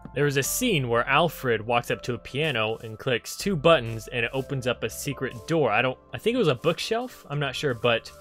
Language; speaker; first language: English; native; English